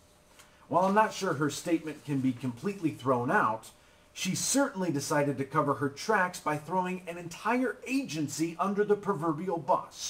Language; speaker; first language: English; native; English